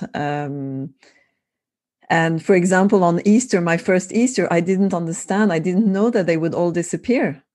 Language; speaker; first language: English; non-native, fluent; French